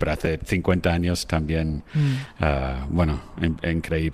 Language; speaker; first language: Spanish; non-native, fluent; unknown